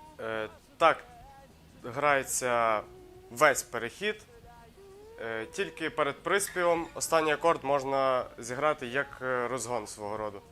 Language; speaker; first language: Ukrainian; native; Ukrainian